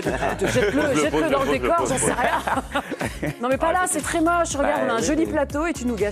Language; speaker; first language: French; native; French